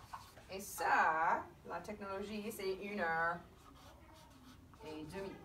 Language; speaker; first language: French; non-native, fluent; English